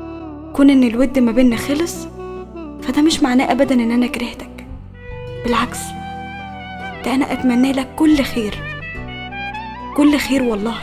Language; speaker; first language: Arabic; native; Arabic